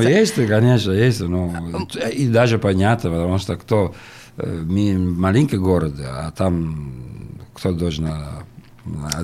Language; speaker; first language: Russian; non-native, learner; Italian